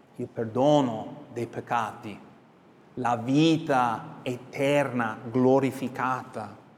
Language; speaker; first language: Italian; non-native, fluent; English